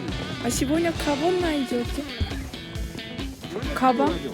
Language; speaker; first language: Russian; non-native, learner; Japanese